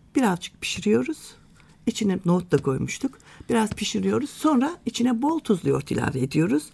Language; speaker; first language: Turkish; native; Turkish